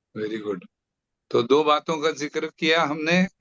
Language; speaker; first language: Hindi; non-native, local second language; Marathi